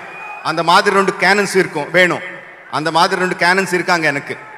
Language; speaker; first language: Tamil; non-native, local second language; Telugu